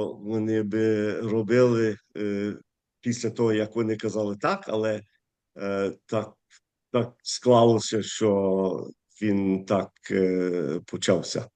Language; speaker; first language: Ukrainian; early bilingual, heritage; Ukrainian